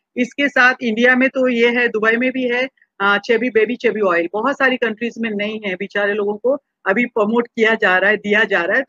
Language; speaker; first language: Hindi; non-native, local second language; Marathi